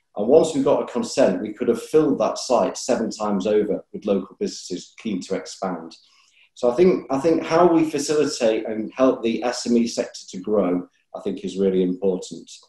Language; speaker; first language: English; native; English